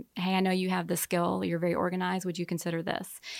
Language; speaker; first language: English; native; English